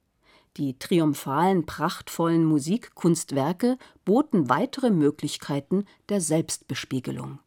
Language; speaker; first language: German; native; German